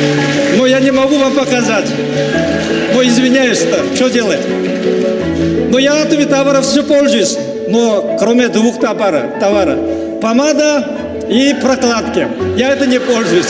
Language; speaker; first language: Russian; non-native, learner; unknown